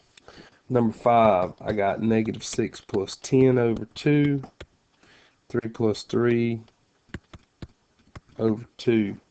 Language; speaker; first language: English; native; English